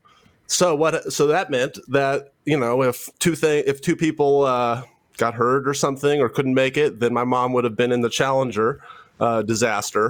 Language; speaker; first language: English; native; English